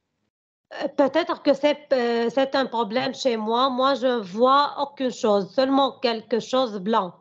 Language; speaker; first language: French; non-native, learner; Arabic